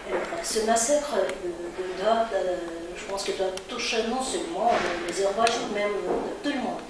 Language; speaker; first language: French; non-native, fluent; Azerbaijani